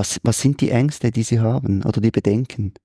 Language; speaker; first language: German; native; German